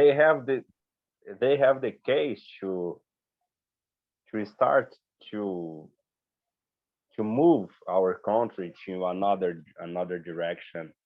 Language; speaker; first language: English; non-native, learner; Portuguese